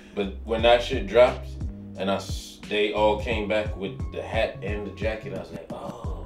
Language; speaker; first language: English; native; English